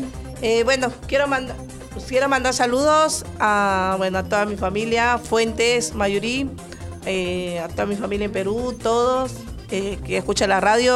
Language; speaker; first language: Spanish; native; Spanish